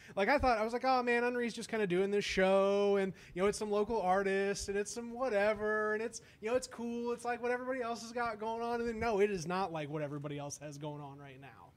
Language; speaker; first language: English; native; English